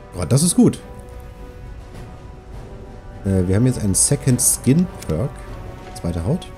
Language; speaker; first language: German; native; German